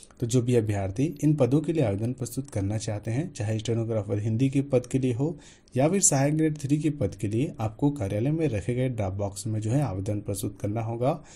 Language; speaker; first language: Hindi; native; Hindi